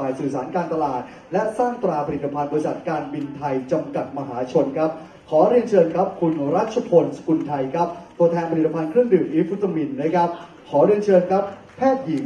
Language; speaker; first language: Thai; native; Thai